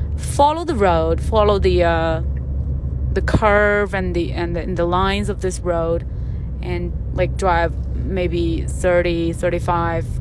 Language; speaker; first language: English; non-native, fluent; Chinese